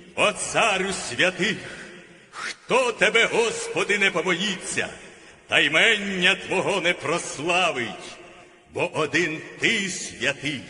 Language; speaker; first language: Ukrainian; native; Ukrainian